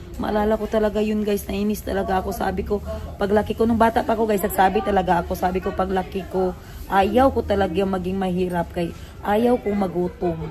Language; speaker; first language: Filipino; non-native, local second language; Cebuano